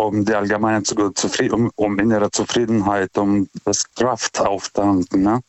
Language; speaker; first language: German; non-native, fluent; Lithuanian